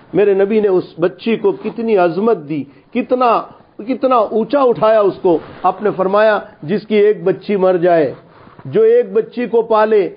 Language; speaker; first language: Urdu; non-native, local second language; Gujarati